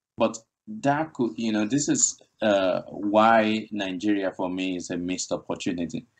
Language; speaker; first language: English; non-native, local second language; Igbo